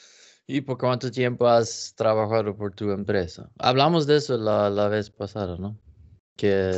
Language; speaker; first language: Spanish; non-native, learner; English